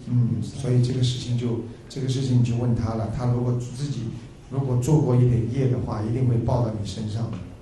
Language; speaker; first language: Chinese; native; Chinese